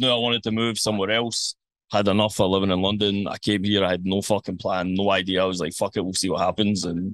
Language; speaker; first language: English; native; English